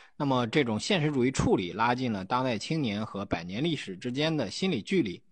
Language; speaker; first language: Chinese; native; Chinese